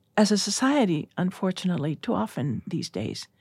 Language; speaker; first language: English; early bilingual, other home language; Spanish